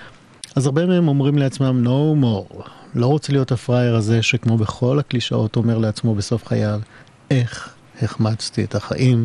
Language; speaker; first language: Hebrew; native; Hebrew